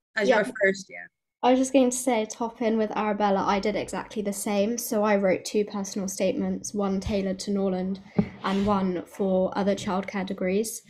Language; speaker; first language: English; native; English